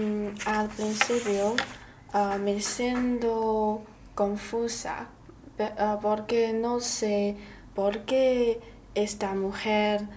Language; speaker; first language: Spanish; non-native, learner; Chinese